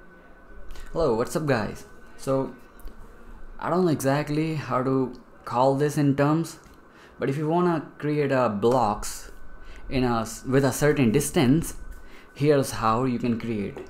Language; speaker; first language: English; non-native, fluent; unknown